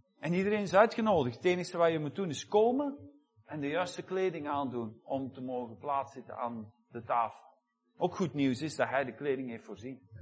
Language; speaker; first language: Dutch; native; Dutch